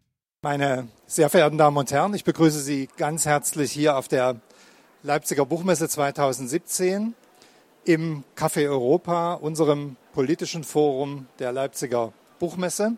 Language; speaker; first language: German; native; German